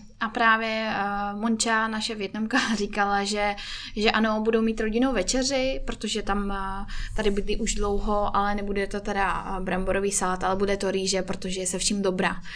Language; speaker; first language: Czech; non-native, fluent; Russian